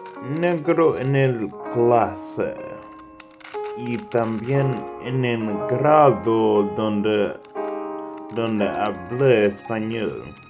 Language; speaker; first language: Spanish; non-native, learner; English